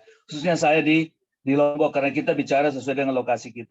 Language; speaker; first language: Indonesian; native; Indonesian